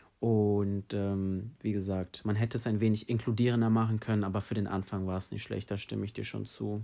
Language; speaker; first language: German; native; German